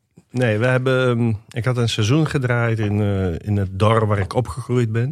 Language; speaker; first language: Dutch; non-native, fluent; Italian